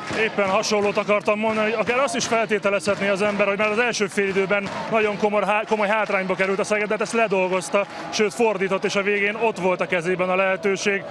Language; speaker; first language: Hungarian; native; Hungarian